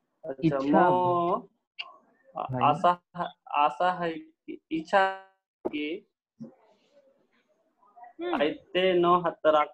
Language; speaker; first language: Japanese; non-native, learner; Hindi